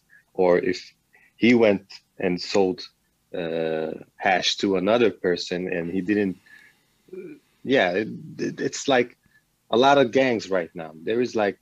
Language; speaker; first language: English; non-native, fluent; Swedish